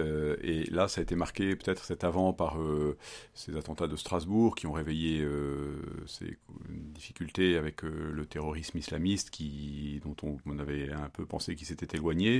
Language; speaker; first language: French; native; French